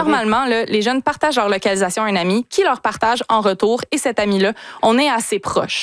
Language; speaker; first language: French; native; French